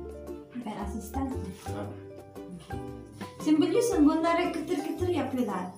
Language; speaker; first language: Turkish; non-native, learner; Filipino